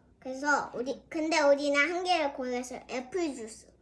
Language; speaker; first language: Korean; early bilingual, heritage; Korean